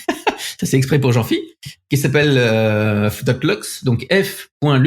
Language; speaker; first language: French; native; French